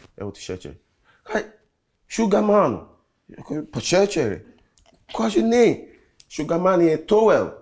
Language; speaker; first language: Croatian; non-native, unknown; Yoruba